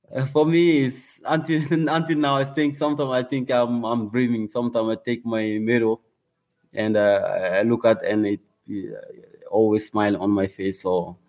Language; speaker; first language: English; non-native, learner; Wolof